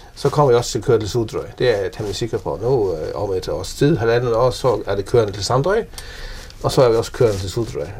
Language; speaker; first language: Danish; non-native, local second language; Faroese